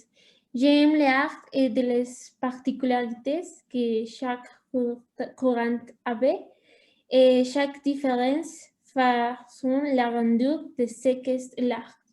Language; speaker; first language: French; non-native, learner; Spanish